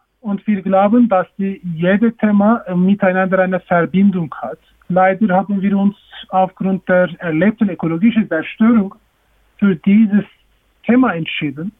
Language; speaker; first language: German; non-native, learner; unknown